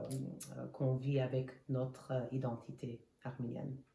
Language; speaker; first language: French; non-native, fluent; Armenian